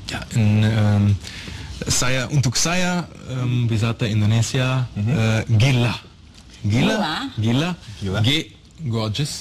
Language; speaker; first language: Indonesian; non-native, learner; German